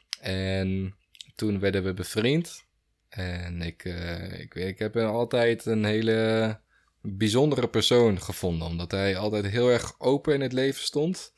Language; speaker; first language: Dutch; native; Dutch